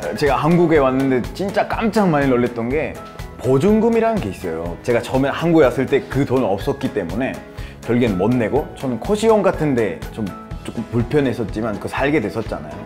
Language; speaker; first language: Korean; non-native, fluent; Spanish